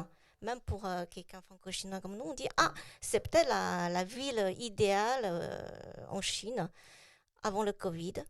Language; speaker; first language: French; non-native, fluent; Chinese